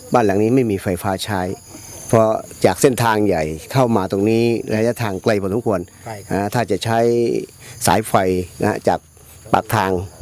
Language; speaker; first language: Thai; non-native, local second language; Pattani Malay